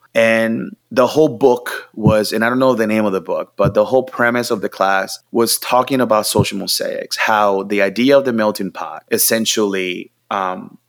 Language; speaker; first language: English; non-native, fluent; Spanish